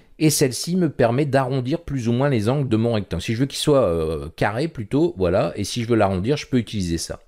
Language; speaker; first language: French; native; French